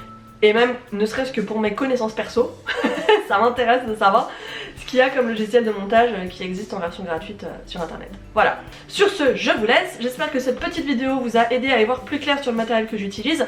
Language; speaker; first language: French; native; French